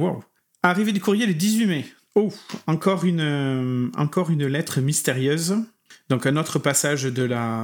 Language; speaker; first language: French; native; French